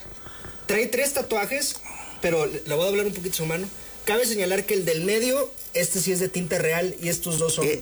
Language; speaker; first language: Spanish; native; Spanish